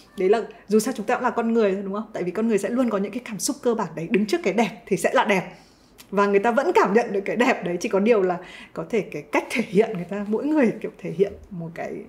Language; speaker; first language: Vietnamese; native; Vietnamese